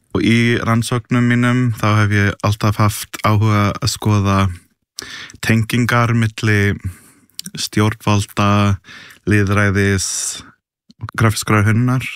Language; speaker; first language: Icelandic; non-native, fluent; English